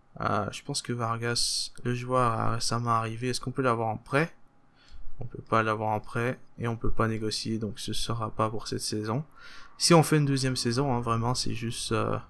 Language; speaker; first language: French; native; French